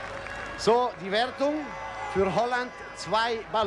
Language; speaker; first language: German; non-native, fluent; Italian